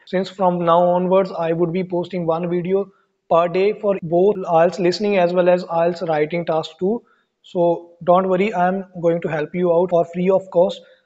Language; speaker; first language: English; non-native, local second language; Punjabi